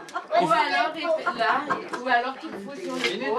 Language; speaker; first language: French; native; French